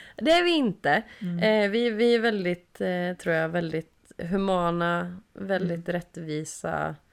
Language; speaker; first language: Swedish; native; Swedish